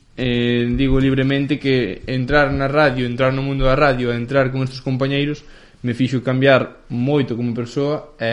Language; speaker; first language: Galician; early bilingual, other home language; Spanish